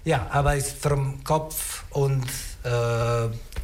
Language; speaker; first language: German; non-native, learner; Italian